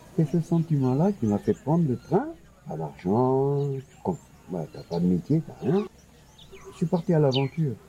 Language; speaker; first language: French; non-native, local second language; Wolof